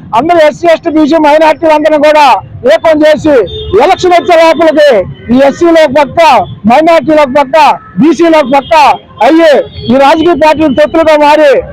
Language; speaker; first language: Telugu; native; Telugu